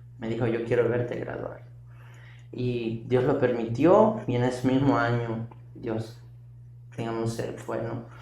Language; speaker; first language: Spanish; early bilingual, heritage; Spanish